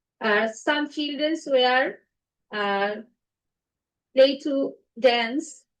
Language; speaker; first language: English; non-native, learner; Bangla